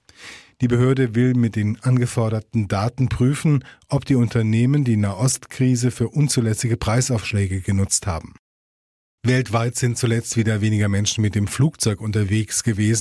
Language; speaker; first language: German; native; German